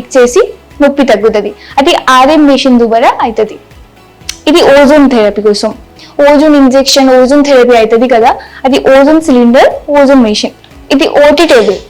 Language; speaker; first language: Telugu; non-native, local second language; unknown